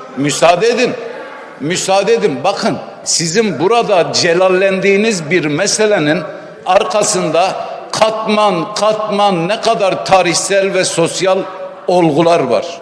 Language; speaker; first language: Turkish; native; Turkish